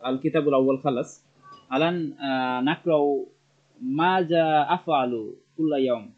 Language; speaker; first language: Arabic; non-native, learner; Bangla